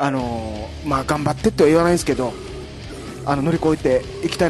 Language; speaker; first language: Japanese; native; Japanese